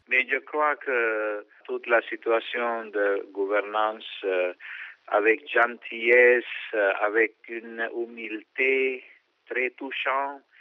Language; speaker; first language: French; non-native, fluent; Sinhala